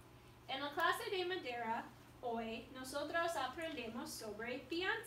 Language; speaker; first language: Spanish; non-native, learner; English